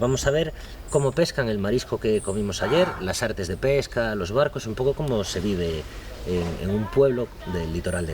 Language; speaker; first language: Spanish; native; Spanish